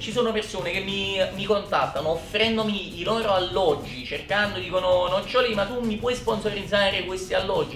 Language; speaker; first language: Italian; native; Italian